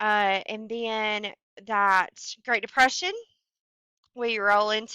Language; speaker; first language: English; native; English